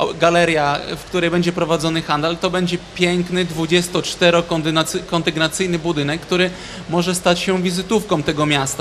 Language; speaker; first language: Polish; native; Polish